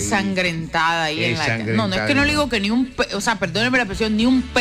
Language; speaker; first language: Spanish; native; Spanish